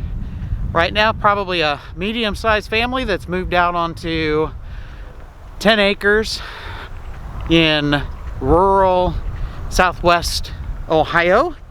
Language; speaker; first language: English; native; English